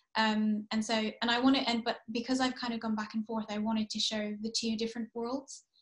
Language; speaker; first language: English; early bilingual, heritage; English